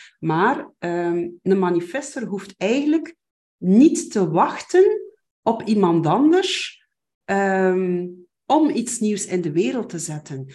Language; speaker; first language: Dutch; native; Dutch